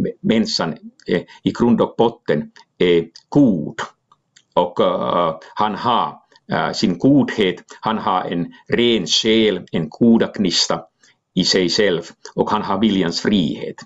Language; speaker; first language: Swedish; non-native, local second language; Finnish